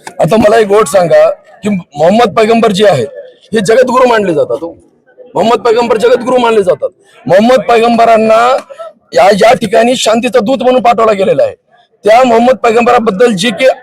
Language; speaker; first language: Marathi; non-native, local second language; Urdu